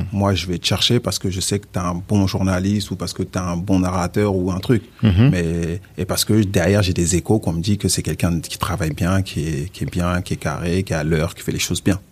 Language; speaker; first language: French; early bilingual, other home language; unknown